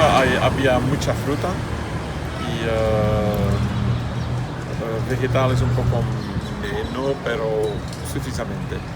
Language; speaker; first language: Spanish; non-native, learner; French